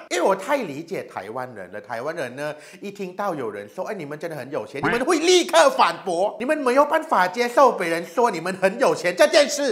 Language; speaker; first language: Chinese; non-native, fluent; Thai